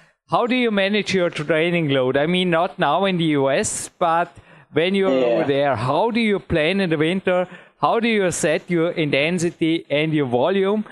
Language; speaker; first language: English; non-native, fluent; German